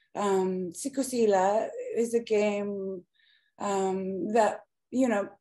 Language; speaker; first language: English; native; English